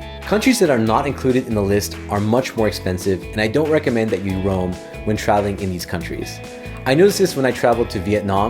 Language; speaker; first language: English; native; English